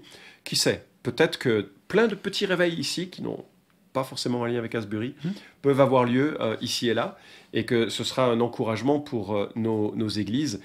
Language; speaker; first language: French; native; French